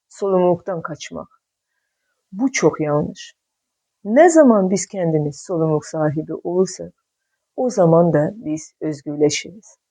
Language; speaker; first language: Turkish; non-native, fluent; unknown